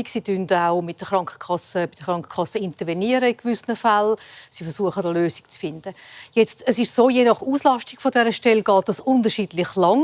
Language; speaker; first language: German; native; German